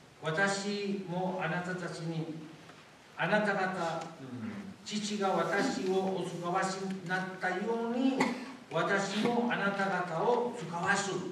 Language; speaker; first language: Japanese; non-native, fluent; Spanish